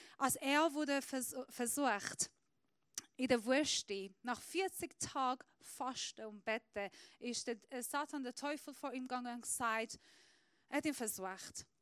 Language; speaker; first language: German; non-native, fluent; Persian